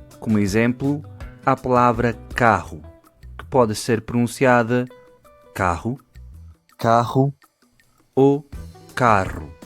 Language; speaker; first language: Portuguese; non-native, fluent; Spanish